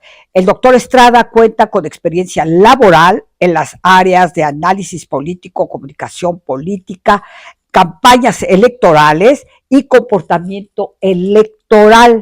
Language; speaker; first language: Spanish; native; Spanish